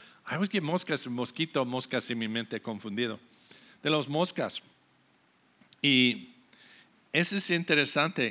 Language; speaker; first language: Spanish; non-native, learner; English